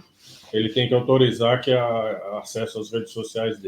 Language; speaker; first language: Portuguese; native; Portuguese